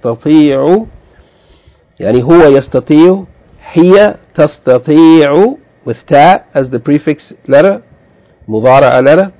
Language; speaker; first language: Arabic; non-native, fluent; English